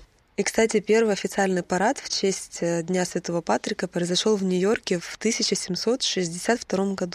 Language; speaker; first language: Russian; native; Russian